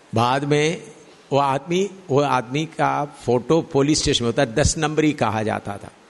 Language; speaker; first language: Hindi; non-native, local second language; Malayalam